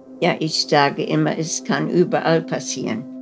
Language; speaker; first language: German; early bilingual, heritage; German